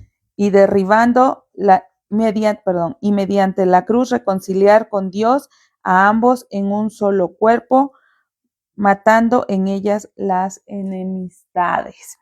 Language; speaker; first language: Spanish; native; Spanish